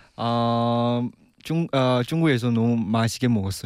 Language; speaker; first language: Korean; non-native, learner; Chinese